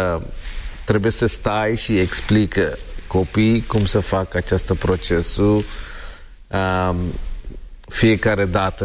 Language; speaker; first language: Romanian; non-native, learner; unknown